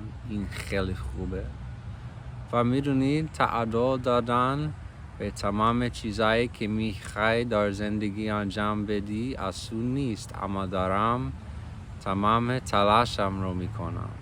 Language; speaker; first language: Persian; non-native, fluent; English